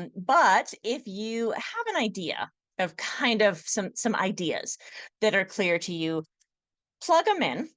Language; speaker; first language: English; native; English